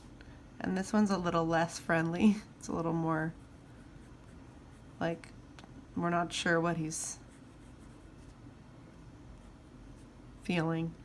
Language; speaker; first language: English; native; English